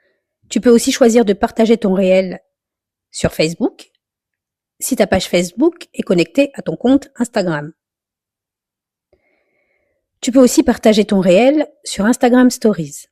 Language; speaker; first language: French; native; French